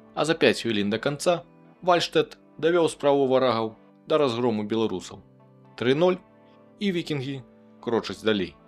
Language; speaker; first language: Belarusian; native; Belarusian